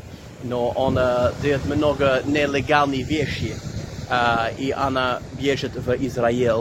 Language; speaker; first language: Russian; non-native, learner; English